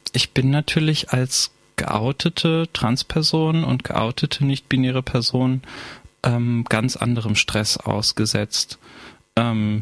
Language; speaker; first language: German; native; German